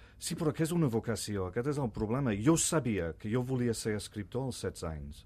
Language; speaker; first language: Catalan; non-native, fluent; English